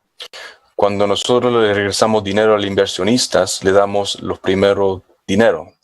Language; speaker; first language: Spanish; non-native, fluent; English